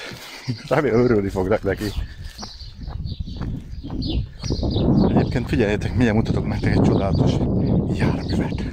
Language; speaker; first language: Hungarian; native; Hungarian